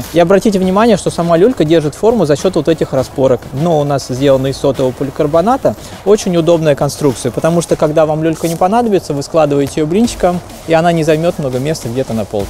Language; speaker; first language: Russian; native; Russian